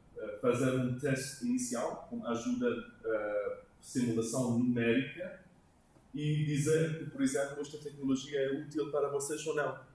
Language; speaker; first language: Portuguese; non-native, learner; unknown